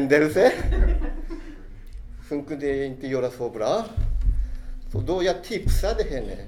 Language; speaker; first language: Swedish; non-native, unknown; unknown